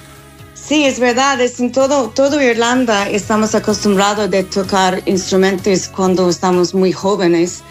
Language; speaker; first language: Spanish; non-native, fluent; English